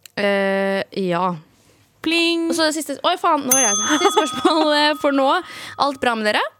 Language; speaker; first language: Norwegian; early bilingual, other home language; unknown